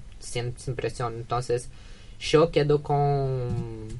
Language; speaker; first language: Spanish; non-native, learner; Portuguese